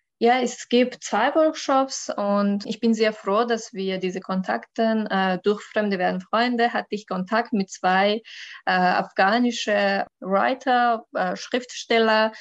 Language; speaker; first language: German; non-native, learner; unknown